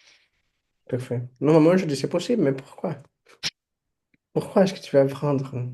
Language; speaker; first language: French; non-native, fluent; Portuguese